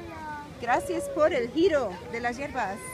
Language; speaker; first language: Spanish; non-native, fluent; English